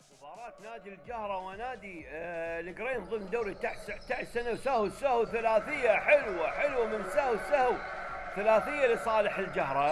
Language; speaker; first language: Arabic; native; Arabic